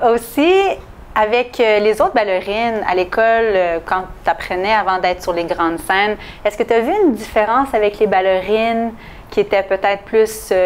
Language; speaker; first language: French; native; French